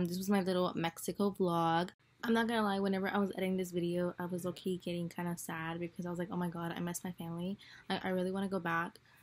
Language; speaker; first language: English; early bilingual, other home language; Spanish